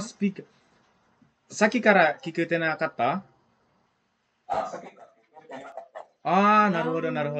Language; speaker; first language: Japanese; non-native, fluent; Indonesian